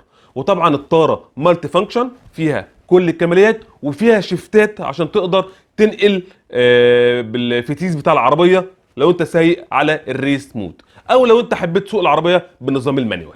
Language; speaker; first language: Arabic; native; Arabic